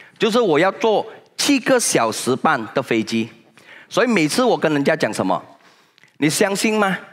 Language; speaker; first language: Chinese; native; Chinese